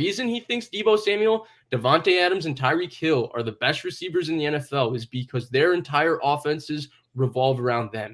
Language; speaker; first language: English; native; English